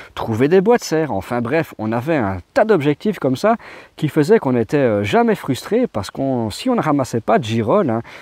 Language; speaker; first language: French; native; French